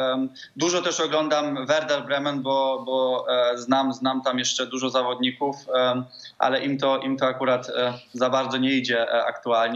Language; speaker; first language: Polish; early bilingual, heritage; Polish